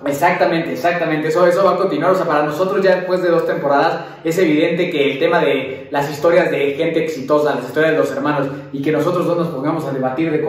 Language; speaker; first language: Spanish; native; Spanish